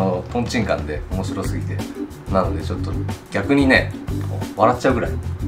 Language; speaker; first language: Japanese; native; Japanese